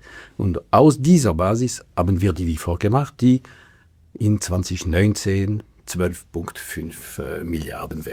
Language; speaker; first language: German; non-native, local second language; French